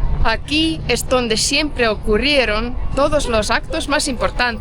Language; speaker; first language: Spanish; non-native, fluent; Estonian